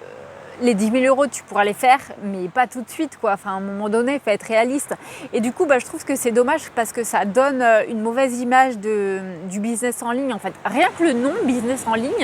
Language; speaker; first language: French; native; French